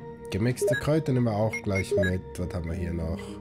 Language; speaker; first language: German; native; German